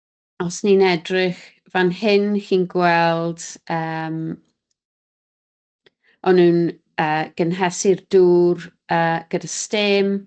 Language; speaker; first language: Welsh; native; Welsh